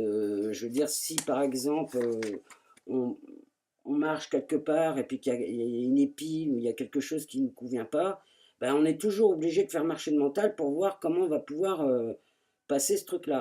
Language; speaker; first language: French; native; French